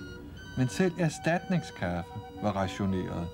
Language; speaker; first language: Danish; native; Danish